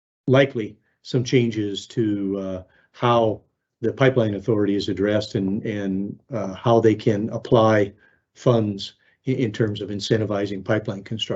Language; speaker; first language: English; native; English